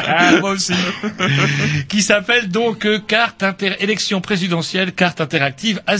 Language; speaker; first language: French; native; French